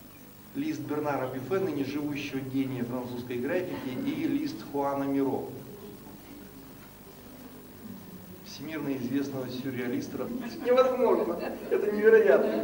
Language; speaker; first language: Russian; native; Russian